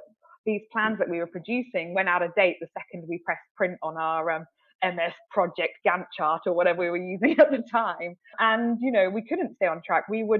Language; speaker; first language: English; native; English